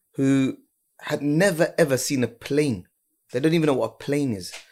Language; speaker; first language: English; early bilingual, other home language; Urdu